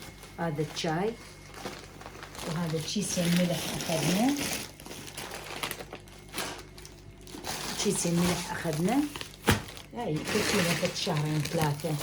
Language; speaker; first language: Arabic; native; Arabic